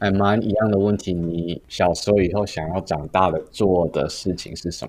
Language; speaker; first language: Chinese; early bilingual, heritage; Chinese